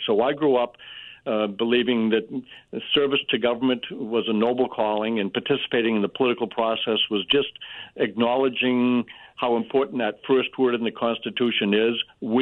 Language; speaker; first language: English; native; English